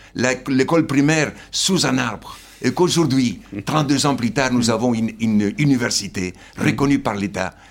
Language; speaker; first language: French; non-native, fluent; Slovenian